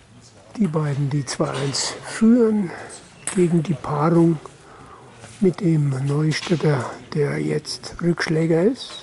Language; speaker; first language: German; native; German